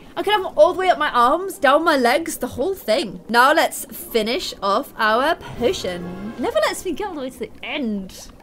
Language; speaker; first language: English; native; English